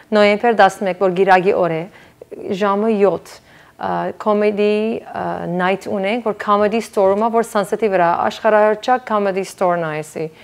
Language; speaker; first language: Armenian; early bilingual, heritage; Armenian